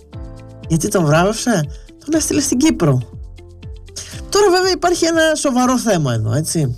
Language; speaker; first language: Greek; native; Greek